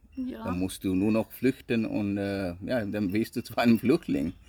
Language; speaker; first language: German; non-native, fluent; Sinhala